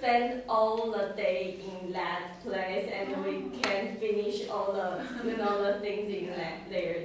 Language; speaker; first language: English; non-native, learner; Chinese